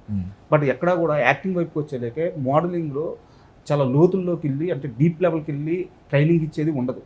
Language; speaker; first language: Telugu; native; Telugu